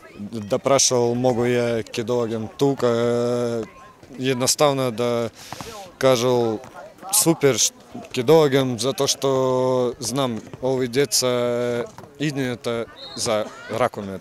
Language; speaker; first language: Macedonian; non-native, learner; Russian